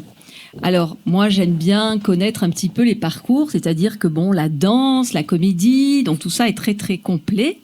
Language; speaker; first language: French; native; French